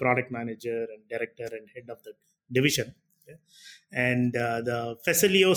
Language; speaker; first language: English; non-native, local second language; Tamil